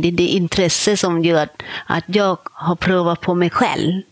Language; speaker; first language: Swedish; non-native, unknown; Thai